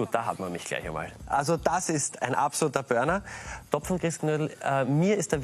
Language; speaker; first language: German; native; German